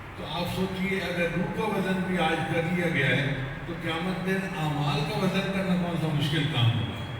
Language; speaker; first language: Urdu; non-native, local second language; Punjabi